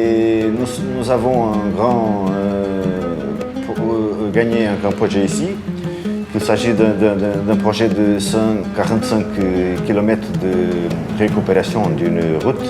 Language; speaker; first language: French; non-native, fluent; Portuguese